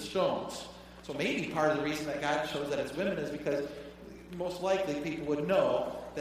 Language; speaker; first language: English; native; English